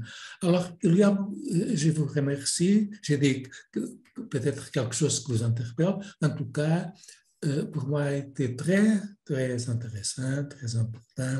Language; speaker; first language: French; non-native, fluent; Portuguese